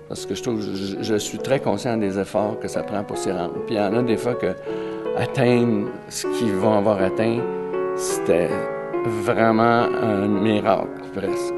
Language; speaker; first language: French; native; French